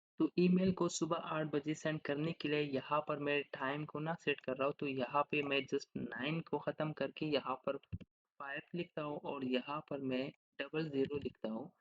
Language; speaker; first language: Urdu; non-native, local second language; Pashto